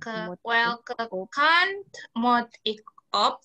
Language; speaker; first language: Dutch; non-native, learner; Indonesian